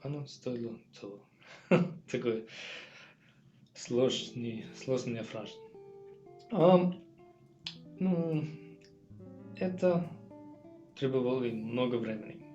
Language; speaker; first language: Russian; non-native, learner; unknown